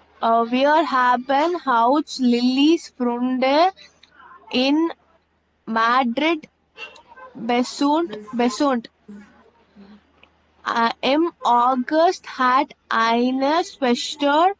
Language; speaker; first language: German; non-native, learner; Tamil